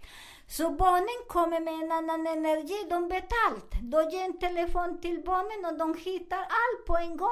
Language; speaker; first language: Swedish; non-native, learner; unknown